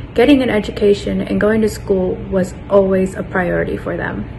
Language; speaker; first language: English; native; English